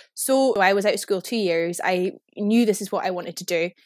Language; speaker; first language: English; native; English